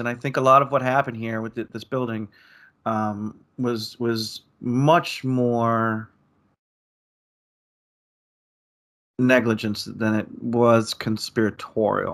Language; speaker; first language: English; native; English